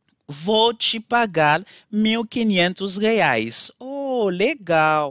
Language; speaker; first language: Portuguese; non-native, fluent; Haitian Creole